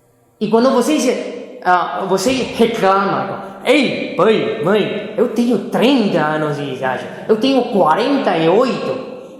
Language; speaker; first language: Portuguese; non-native, fluent; Spanish